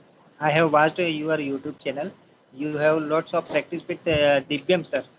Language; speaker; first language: English; non-native, learner; Hindi